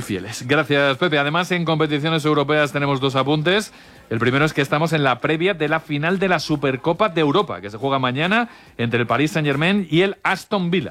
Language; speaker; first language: Spanish; native; Spanish